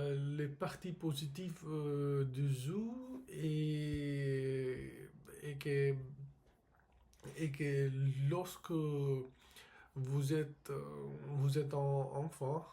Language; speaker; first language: French; non-native, learner; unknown